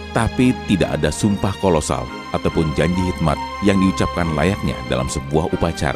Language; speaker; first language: Indonesian; native; Indonesian